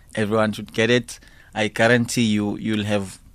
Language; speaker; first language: English; non-native, local second language; Zulu